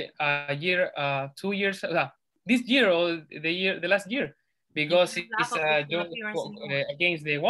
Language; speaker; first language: English; non-native, learner; Spanish